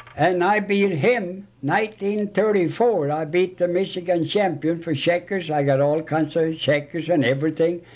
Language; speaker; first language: English; non-native, fluent; Swedish